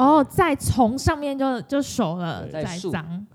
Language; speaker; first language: Chinese; native; Chinese